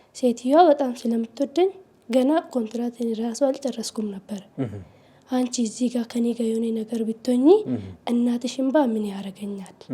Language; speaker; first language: Amharic; non-native, local second language; Oromo